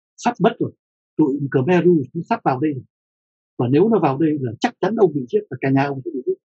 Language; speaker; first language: Vietnamese; native; Vietnamese